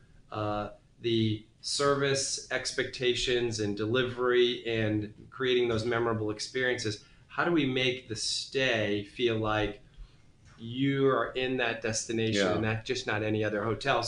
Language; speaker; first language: English; native; English